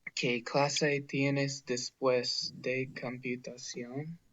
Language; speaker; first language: Spanish; non-native, learner; English